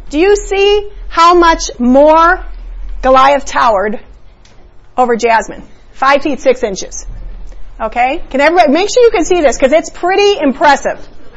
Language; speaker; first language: English; early bilingual, other home language; Spanish